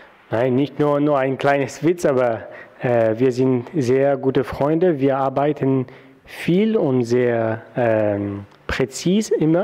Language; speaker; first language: German; non-native, fluent; French